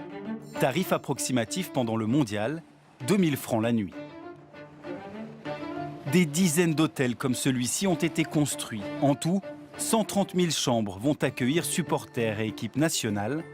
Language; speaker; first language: French; native; French